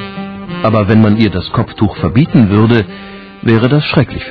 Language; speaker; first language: German; native; German